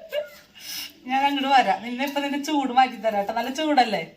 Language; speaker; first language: Malayalam; native; Malayalam